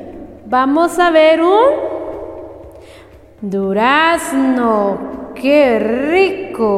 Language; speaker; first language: Spanish; non-native, local second language; Kaqchikel